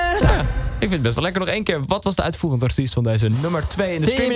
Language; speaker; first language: Dutch; native; Dutch